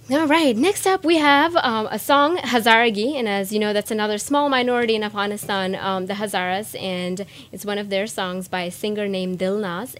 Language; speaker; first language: English; early bilingual, other home language; Persian